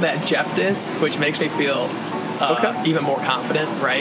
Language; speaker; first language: English; native; English